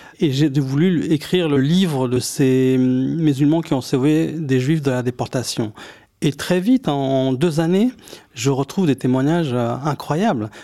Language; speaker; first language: French; early bilingual, other home language; Arabic